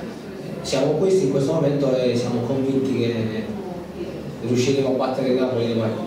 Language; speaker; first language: Italian; native; Italian